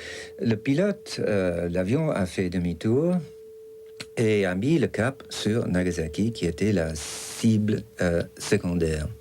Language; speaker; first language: French; non-native, fluent; English